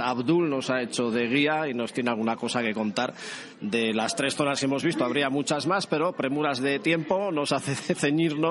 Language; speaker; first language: Spanish; native; Spanish